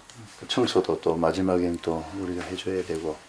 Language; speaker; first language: Korean; native; Korean